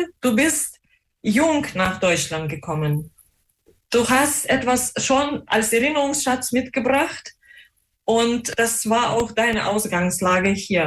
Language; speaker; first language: German; non-native, fluent; Russian